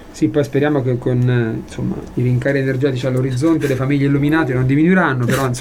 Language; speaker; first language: Italian; native; Italian